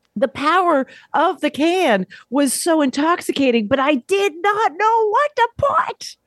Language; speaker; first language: English; native; English